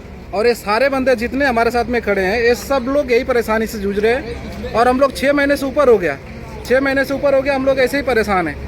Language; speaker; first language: Hindi; native; Hindi